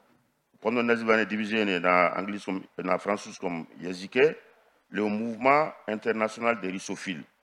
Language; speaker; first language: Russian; non-native, fluent; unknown